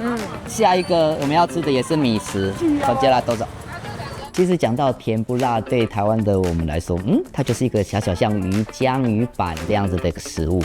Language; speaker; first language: Chinese; native; Chinese